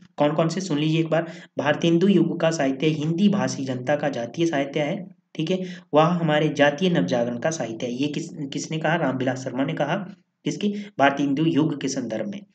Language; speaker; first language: Hindi; native; Hindi